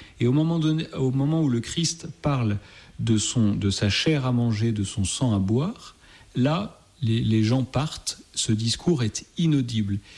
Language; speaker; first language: French; native; French